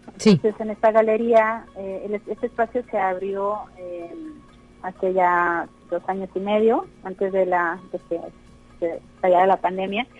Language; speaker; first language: Spanish; native; Spanish